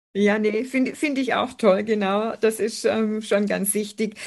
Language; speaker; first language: German; native; German